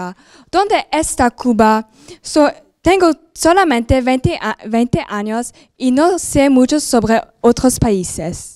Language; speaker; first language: Spanish; non-native, learner; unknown